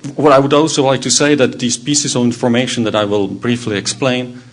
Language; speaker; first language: English; non-native, fluent; Czech